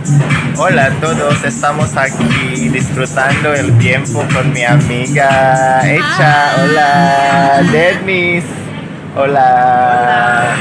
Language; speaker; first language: Spanish; non-native, learner; Indonesian